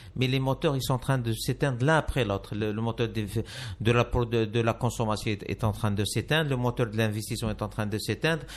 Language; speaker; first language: French; non-native, local second language; Arabic